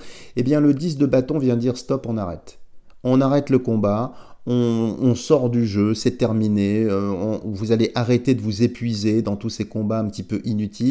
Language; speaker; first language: French; native; French